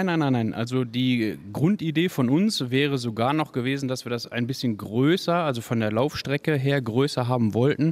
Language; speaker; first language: German; native; German